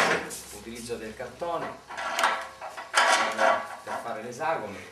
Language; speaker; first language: Italian; native; Italian